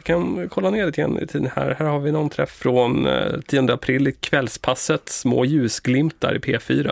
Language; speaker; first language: Swedish; native; Swedish